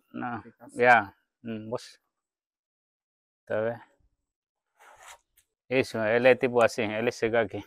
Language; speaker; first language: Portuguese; non-native, learner; Vietnamese